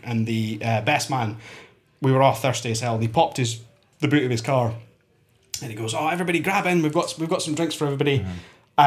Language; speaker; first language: English; native; English